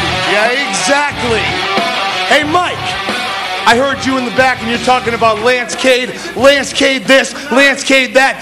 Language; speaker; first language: English; native; English